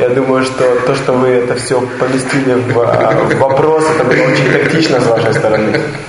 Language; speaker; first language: Russian; native; Russian